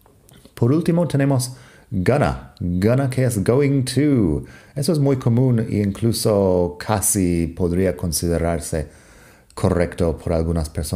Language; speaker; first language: Spanish; non-native, fluent; English